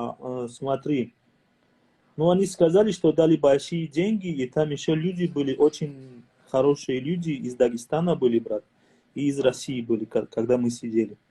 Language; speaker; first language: Russian; non-native, fluent; Tajik